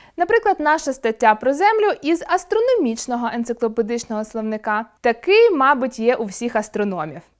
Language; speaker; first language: Ukrainian; native; Ukrainian